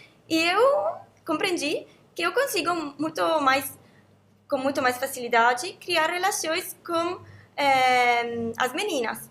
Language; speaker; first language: Portuguese; non-native, fluent; Italian